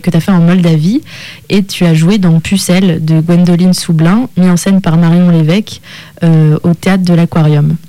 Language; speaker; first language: French; native; French